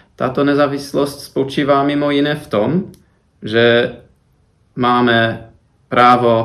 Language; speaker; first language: Czech; non-native, fluent; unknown